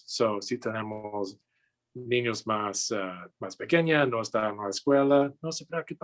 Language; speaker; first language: Spanish; non-native, learner; English